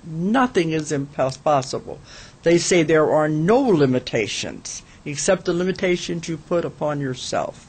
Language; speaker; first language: English; native; English